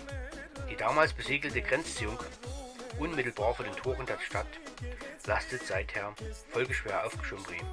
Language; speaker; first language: German; native; German